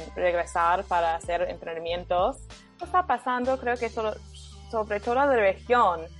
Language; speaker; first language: Spanish; non-native, fluent; English